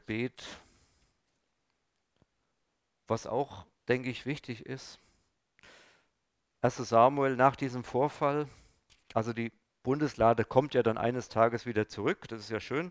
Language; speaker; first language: German; native; German